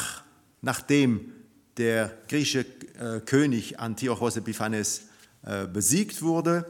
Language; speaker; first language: German; non-native, fluent; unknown